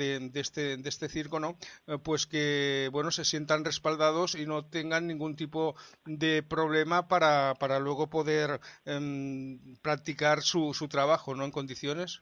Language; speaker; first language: Spanish; native; Spanish